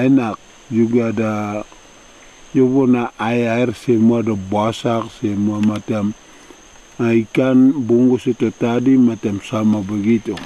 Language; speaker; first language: Indonesian; non-native, local second language; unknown